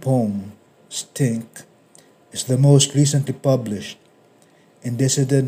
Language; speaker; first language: English; non-native, local second language; Filipino